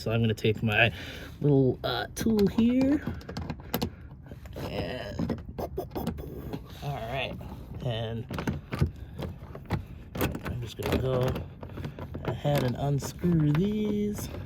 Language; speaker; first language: English; native; English